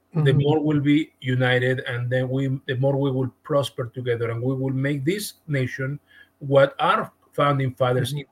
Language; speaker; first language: English; non-native, fluent; Spanish